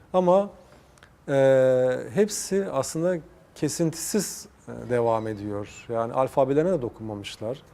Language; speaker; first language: Turkish; native; Turkish